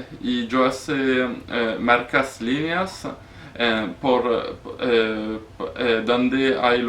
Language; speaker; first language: Spanish; non-native, learner; French